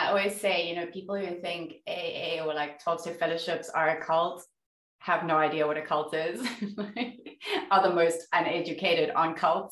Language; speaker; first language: English; native; English